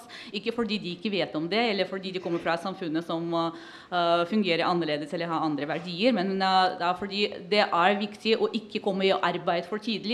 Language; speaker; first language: Norwegian; non-native, fluent; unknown